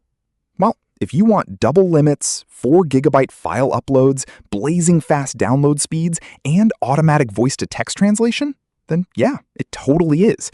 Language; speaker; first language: English; native; English